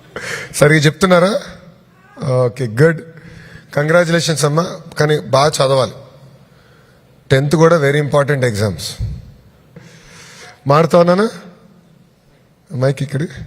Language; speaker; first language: Telugu; native; Telugu